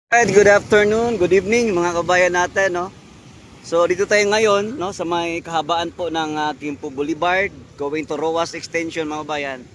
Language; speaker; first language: Filipino; non-native, local second language; Cebuano